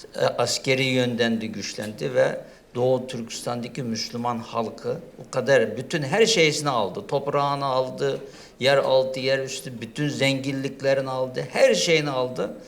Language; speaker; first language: Turkish; non-native, fluent; Uyghur